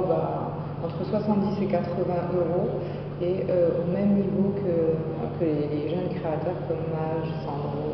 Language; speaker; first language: French; non-native, local second language; Arabic